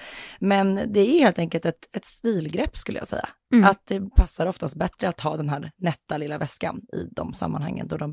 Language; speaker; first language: Swedish; native; Swedish